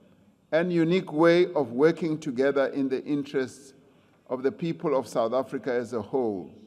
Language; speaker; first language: English; non-native, local second language; Venda